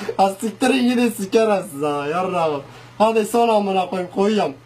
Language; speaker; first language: Turkish; non-native, local second language; Zaza